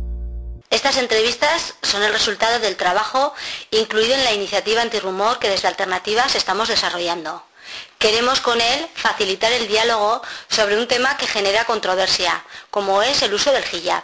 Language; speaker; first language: Spanish; native; Spanish